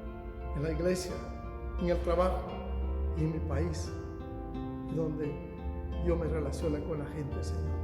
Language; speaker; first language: Spanish; native; Spanish